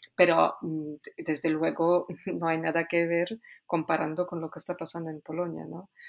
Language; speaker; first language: Spanish; non-native, fluent; Polish